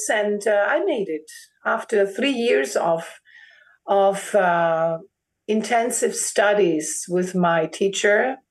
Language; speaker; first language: English; non-native, fluent; German